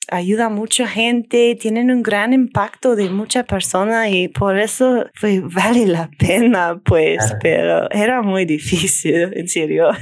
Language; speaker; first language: Spanish; non-native, learner; English